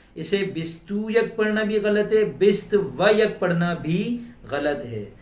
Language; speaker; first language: Urdu; native; Urdu